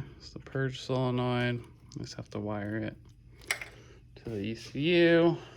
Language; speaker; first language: English; native; English